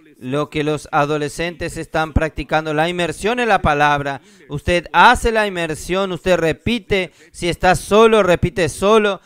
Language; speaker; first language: Spanish; non-native, fluent; Portuguese